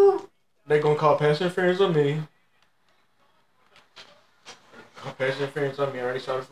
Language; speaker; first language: English; native; English